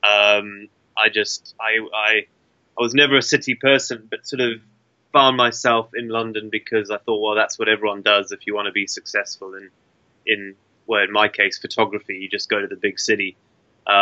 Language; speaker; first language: English; native; English